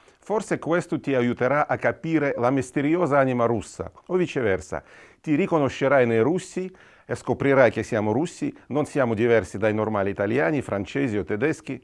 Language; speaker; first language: Italian; non-native, fluent; Russian